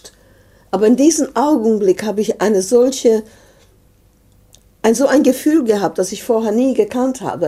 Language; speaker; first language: German; non-native, fluent; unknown